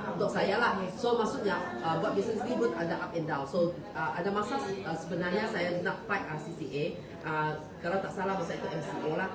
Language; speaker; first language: Malay; non-native, local second language; Chinese